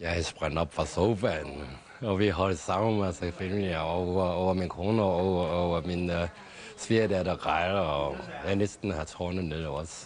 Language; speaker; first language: Danish; non-native, fluent; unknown